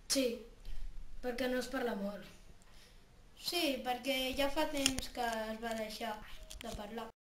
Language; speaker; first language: Catalan; non-native, local second language; Spanish